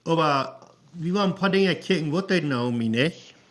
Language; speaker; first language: German; non-native, learner; Plautdietsch